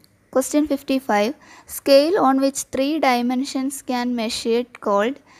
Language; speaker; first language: English; non-native, local second language; Malayalam